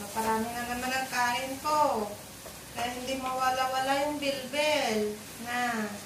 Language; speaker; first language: Filipino; native; Filipino